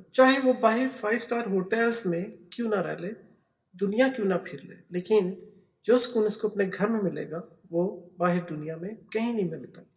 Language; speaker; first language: Urdu; native; Urdu